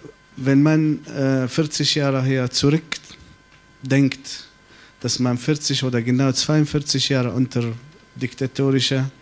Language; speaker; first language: German; non-native, fluent; Arabic